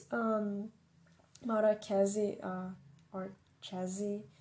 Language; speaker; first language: English; non-native, fluent; Portuguese